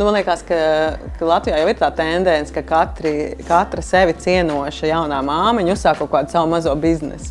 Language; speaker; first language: Latvian; native; Latvian